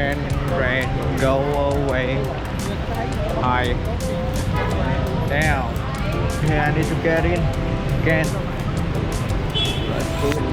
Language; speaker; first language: English; non-native, learner; Khmer